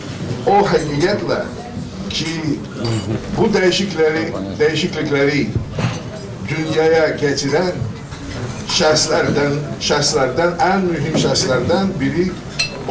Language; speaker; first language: Turkish; non-native, fluent; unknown